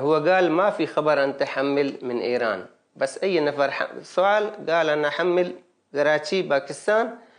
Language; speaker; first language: Arabic; non-native, learner; Baluchi